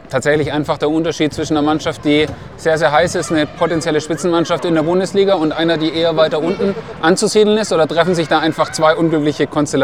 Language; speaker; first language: German; native; German